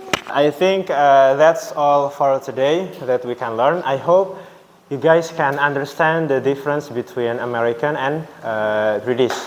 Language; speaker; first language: English; non-native, learner; Indonesian